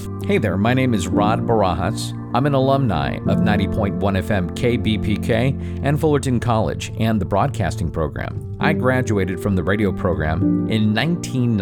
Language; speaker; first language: English; native; English